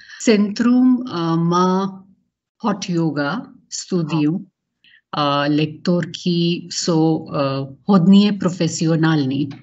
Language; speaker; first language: Czech; non-native, learner; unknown